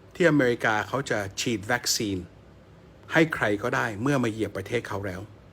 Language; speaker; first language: Thai; native; Thai